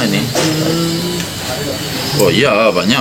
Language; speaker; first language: Indonesian; non-native, fluent; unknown